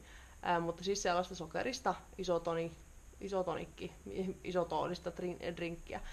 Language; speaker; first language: Finnish; native; Finnish